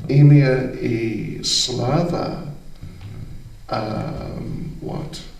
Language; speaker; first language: Russian; non-native, learner; English